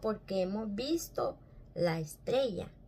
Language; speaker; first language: Spanish; native; Spanish